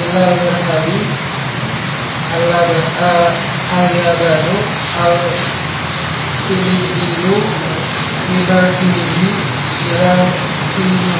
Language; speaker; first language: Arabic; non-native, learner; Indonesian